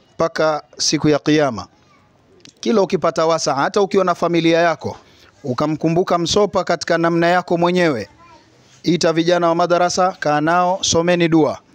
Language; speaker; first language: Swahili; native; Swahili